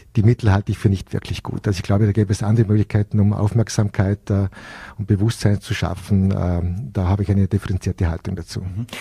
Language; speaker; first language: German; native; German